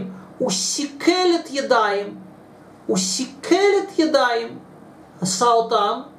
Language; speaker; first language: Hebrew; non-native, fluent; Russian